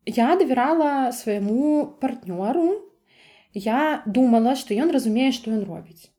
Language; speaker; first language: Belarusian; native; Belarusian